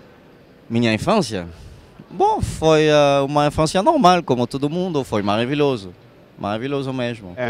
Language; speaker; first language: Portuguese; non-native, fluent; French